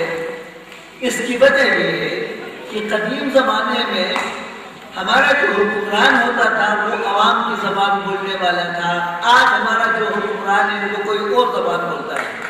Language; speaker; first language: Urdu; non-native, local second language; Khowar